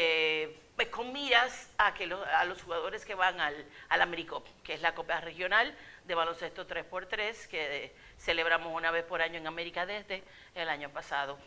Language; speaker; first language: Spanish; native; Spanish